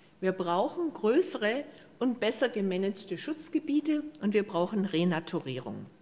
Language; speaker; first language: German; native; German